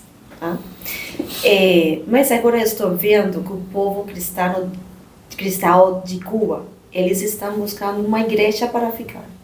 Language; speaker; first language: Portuguese; non-native, learner; Spanish